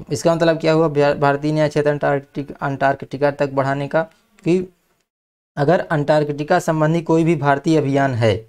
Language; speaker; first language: Hindi; native; Hindi